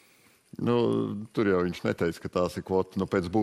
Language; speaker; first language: Latvian; native; Latvian